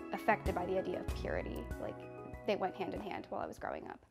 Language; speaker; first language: English; native; English